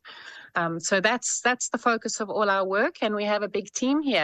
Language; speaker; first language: English; native; English